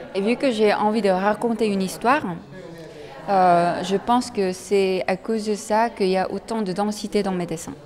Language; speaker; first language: French; non-native, fluent; Korean